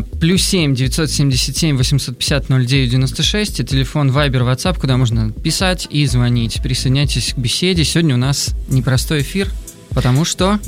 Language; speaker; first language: Russian; native; Russian